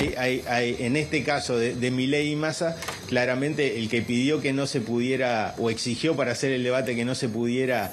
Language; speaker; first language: Spanish; native; Spanish